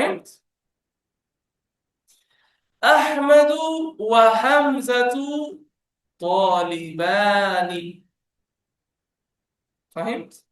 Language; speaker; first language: Arabic; non-native, fluent; Bangla